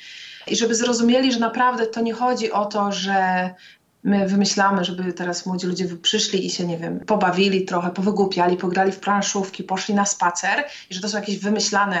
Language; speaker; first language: Polish; native; Polish